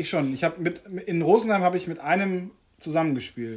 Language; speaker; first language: German; native; German